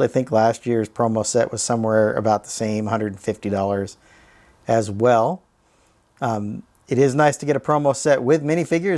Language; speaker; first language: English; native; English